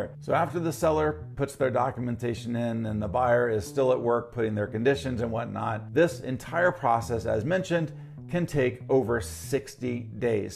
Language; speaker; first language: English; native; English